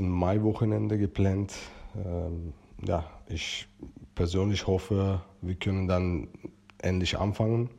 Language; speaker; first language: German; non-native, fluent; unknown